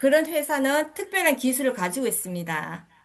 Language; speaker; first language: Korean; native; Korean